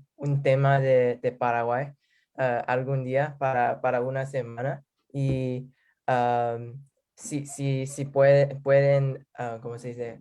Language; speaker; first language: Spanish; non-native, learner; English